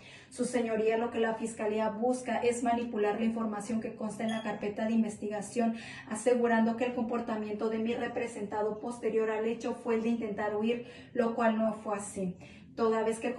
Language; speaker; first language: Spanish; native; Spanish